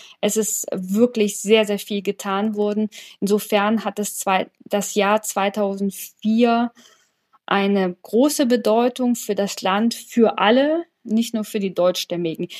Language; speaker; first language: German; early bilingual, other home language; Polish